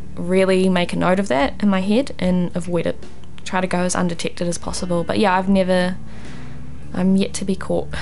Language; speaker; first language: English; native; English